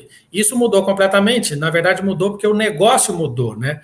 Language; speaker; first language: Portuguese; native; Portuguese